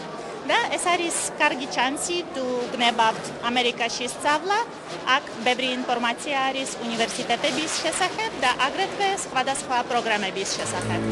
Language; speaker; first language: Georgian; non-native, fluent; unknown